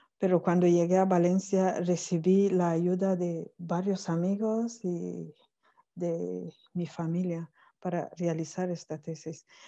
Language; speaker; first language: Spanish; non-native, fluent; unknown